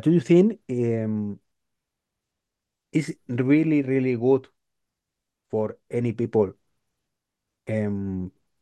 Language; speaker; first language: English; non-native, learner; Spanish